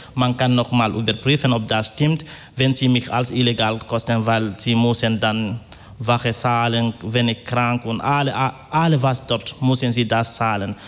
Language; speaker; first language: German; non-native, fluent; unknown